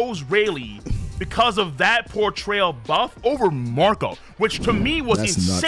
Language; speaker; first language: English; native; English